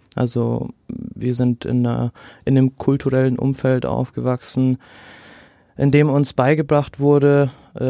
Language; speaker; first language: German; early bilingual, other home language; Arabic